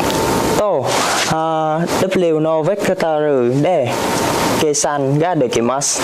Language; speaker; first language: Japanese; non-native, learner; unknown